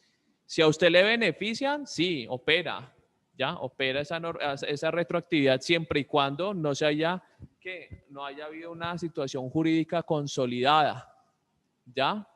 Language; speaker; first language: Spanish; native; Spanish